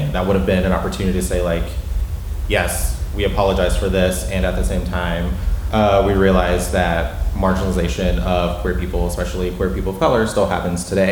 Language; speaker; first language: English; native; English